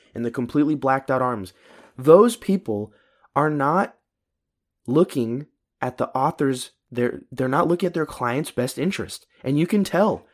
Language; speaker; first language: English; early bilingual, other home language; Filipino